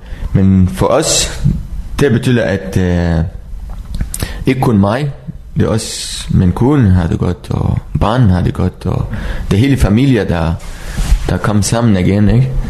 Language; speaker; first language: Danish; non-native, learner; Arabic